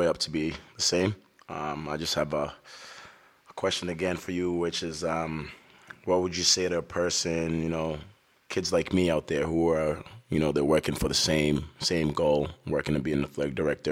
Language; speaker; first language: English; early bilingual, other home language; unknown